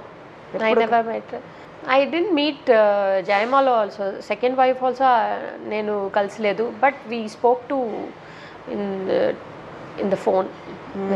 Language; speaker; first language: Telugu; non-native, local second language; Tamil